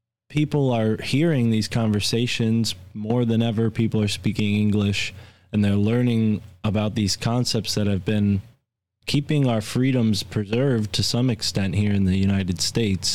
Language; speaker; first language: English; native; English